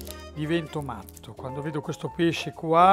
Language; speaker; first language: Italian; native; Italian